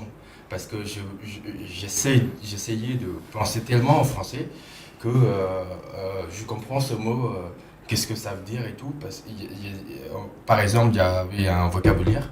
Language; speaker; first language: French; non-native, fluent; Khmer